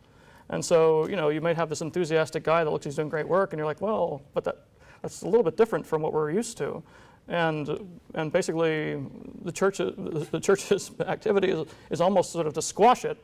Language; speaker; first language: English; native; English